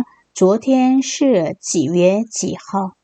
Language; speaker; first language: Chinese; non-native, fluent; Korean